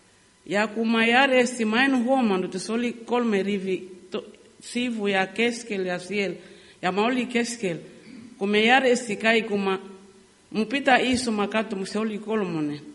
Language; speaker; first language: Finnish; non-native, learner; Lingala